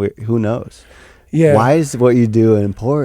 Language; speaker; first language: English; native; English